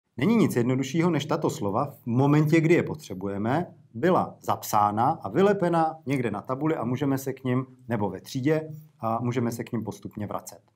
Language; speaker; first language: Czech; native; Czech